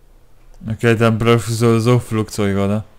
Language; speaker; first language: German; non-native, fluent; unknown